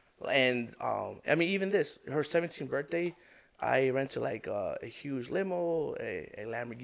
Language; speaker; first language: English; native; English